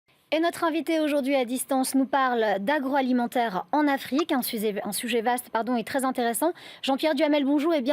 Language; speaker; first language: French; native; French